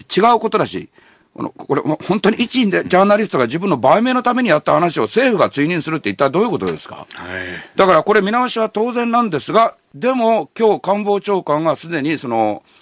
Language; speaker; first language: Japanese; native; Japanese